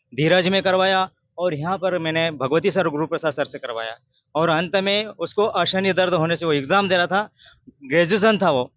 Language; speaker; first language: Hindi; native; Hindi